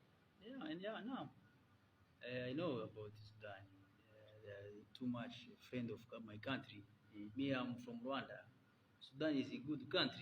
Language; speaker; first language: English; non-native, learner; Kinyarwanda